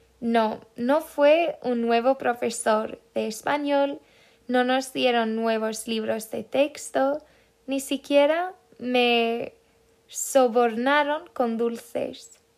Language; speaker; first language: Spanish; non-native, fluent; Swedish